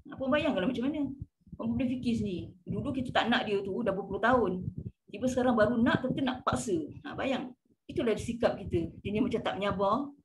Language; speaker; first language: Malay; native; Malay